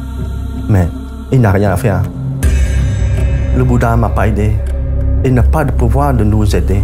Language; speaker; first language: French; non-native, fluent; Khmer